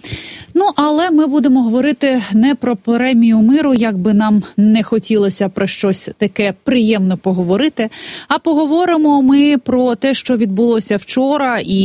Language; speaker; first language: Ukrainian; native; Ukrainian